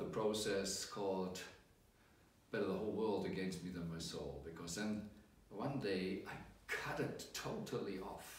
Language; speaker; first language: English; non-native, fluent; German